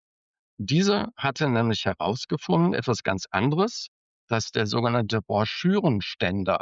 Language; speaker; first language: German; native; German